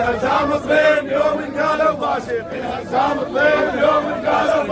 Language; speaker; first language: Arabic; native; Arabic